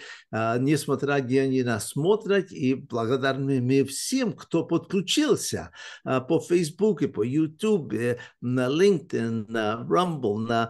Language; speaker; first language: Russian; early bilingual, heritage; English